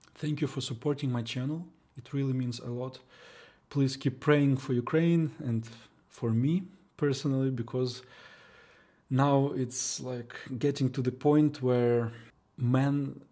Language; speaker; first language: English; non-native, fluent; Ukrainian